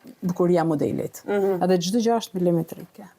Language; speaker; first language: Albanian; native; Albanian